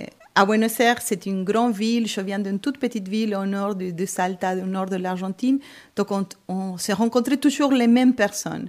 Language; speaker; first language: French; non-native, fluent; Spanish